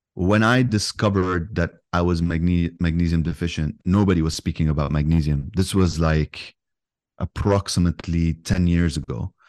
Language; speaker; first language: English; non-native, fluent; Arabic